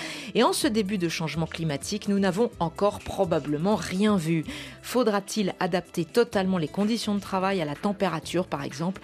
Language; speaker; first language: French; native; French